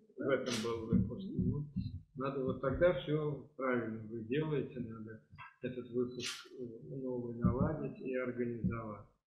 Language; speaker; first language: Russian; native; Russian